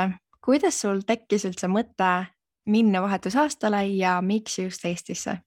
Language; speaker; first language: Estonian; native; Estonian